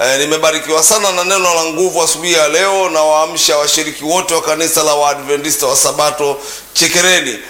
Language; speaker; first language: Swahili; native; Swahili